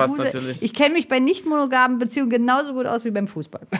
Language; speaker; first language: German; native; German